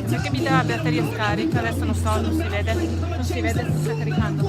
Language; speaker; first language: Italian; native; Italian